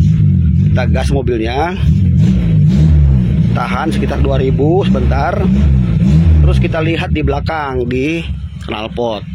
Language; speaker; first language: Indonesian; native; Indonesian